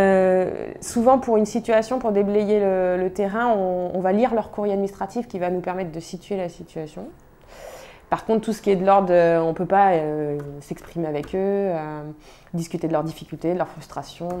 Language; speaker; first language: French; native; French